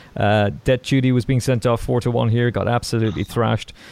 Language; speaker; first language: English; native; English